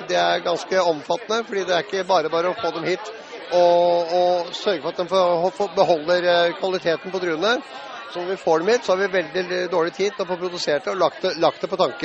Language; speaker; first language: Norwegian; native; Norwegian